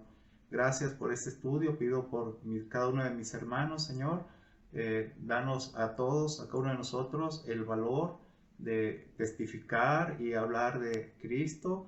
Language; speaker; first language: Spanish; native; Spanish